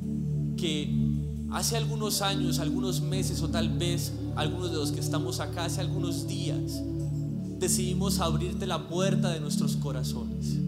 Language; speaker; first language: Spanish; native; Spanish